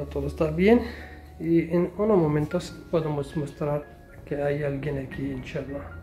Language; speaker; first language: Spanish; non-native, learner; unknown